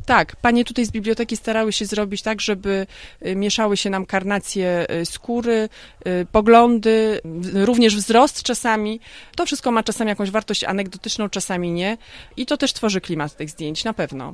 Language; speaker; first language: Polish; native; Polish